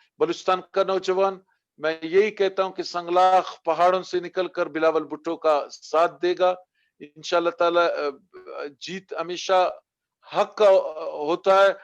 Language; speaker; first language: Urdu; non-native, local second language; Baluchi